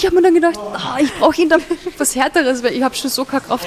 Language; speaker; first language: German; native; German